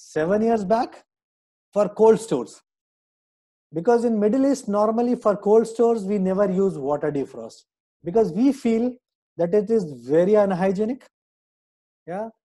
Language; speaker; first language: English; non-native, local second language; Hindi